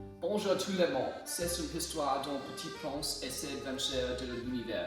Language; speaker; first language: French; non-native, learner; English